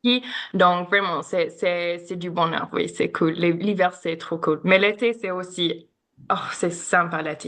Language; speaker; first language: French; non-native, learner; English